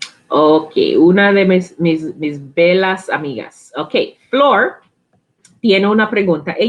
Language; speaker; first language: Spanish; non-native, learner; English